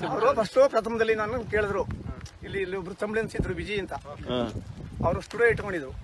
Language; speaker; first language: Kannada; native; Kannada